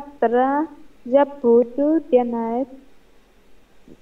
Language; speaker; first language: Russian; non-native, learner; Vietnamese